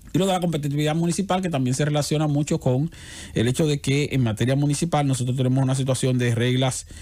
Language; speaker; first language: Spanish; native; Spanish